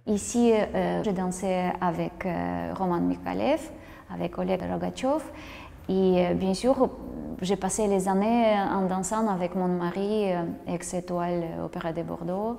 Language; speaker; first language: French; non-native, learner; Russian